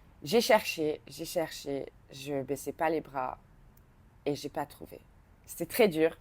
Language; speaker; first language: French; native; French